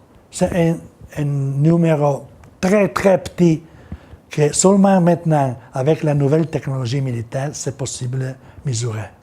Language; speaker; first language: French; non-native, learner; Italian